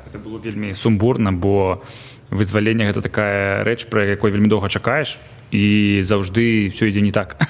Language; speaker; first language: Belarusian; non-native, local second language; Russian